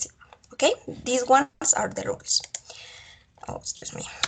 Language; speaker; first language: English; non-native, learner; Spanish